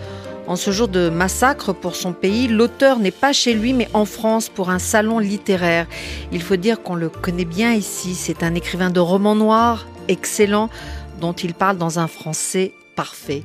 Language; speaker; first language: French; native; French